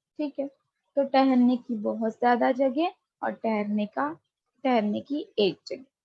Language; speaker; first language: Urdu; native; Urdu